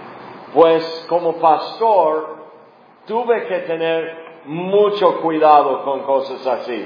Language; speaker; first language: Spanish; non-native, fluent; English